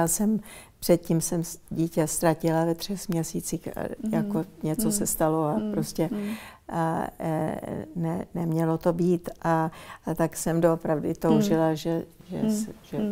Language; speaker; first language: Czech; early bilingual, heritage; Czech